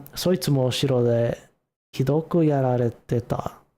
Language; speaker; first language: Japanese; non-native, learner; English